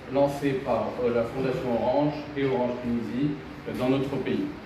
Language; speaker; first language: French; non-native, local second language; Arabic